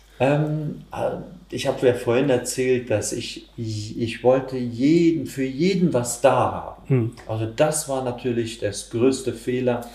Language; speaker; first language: German; non-native, fluent; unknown